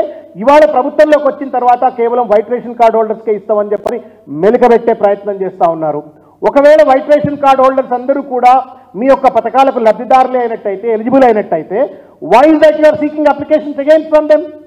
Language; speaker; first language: Telugu; native; Telugu